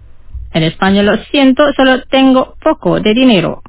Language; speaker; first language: Spanish; non-native, fluent; Indonesian